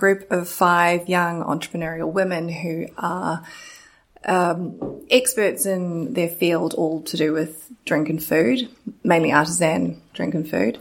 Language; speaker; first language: English; native; English